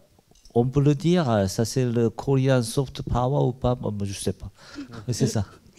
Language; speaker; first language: French; non-native, learner; Korean